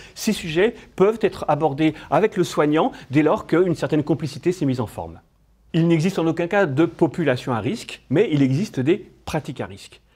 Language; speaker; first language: French; native; French